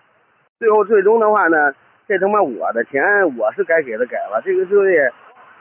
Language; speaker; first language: Chinese; native; Chinese